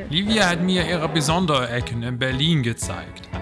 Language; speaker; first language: German; non-native, learner; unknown